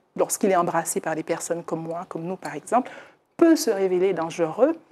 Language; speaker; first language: French; native; French